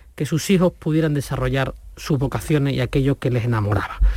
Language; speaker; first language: Spanish; native; Spanish